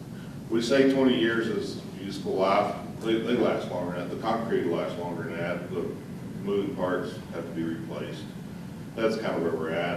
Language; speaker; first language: English; native; English